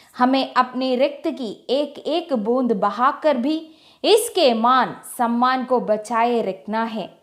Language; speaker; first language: Hindi; non-native, local second language; Malayalam